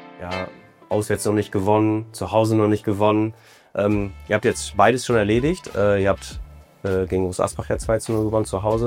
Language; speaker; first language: German; native; German